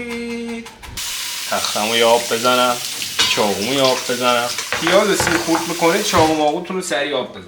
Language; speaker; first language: Persian; native; Persian